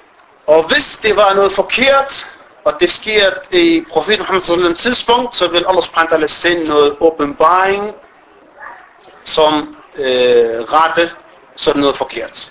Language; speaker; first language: Danish; early bilingual, other home language; Arabic